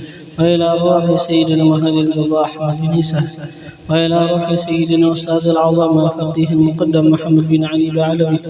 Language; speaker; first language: Arabic; non-native, fluent; Indonesian